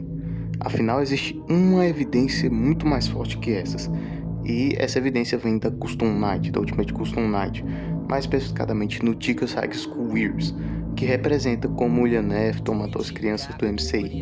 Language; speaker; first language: Portuguese; native; Portuguese